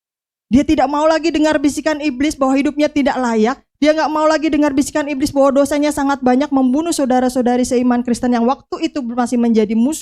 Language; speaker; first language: Indonesian; native; Indonesian